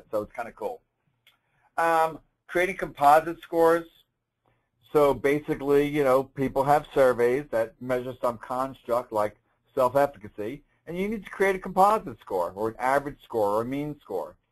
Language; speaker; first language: English; native; English